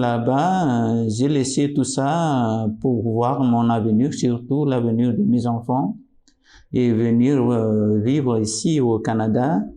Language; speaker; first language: French; non-native, local second language; Malagasy